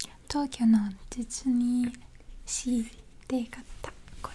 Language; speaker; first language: Japanese; non-native, fluent; English